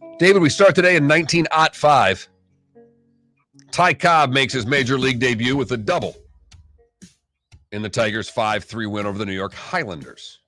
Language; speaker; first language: English; native; English